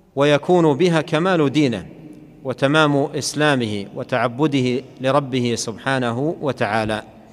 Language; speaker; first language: Arabic; native; Arabic